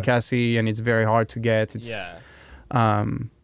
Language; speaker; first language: English; non-native, fluent; French